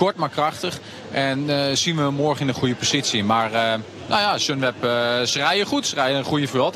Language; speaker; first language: Dutch; native; Dutch